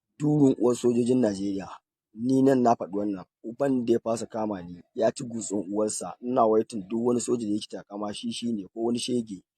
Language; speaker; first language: Hausa; native; Hausa